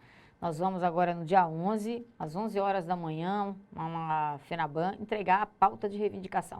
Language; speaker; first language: Portuguese; native; Portuguese